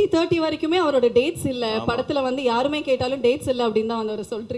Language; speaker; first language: Tamil; native; Tamil